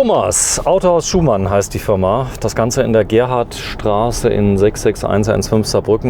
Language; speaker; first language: German; native; German